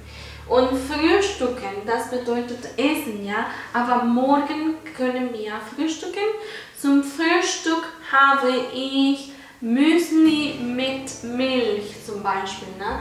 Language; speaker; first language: German; non-native, fluent; Spanish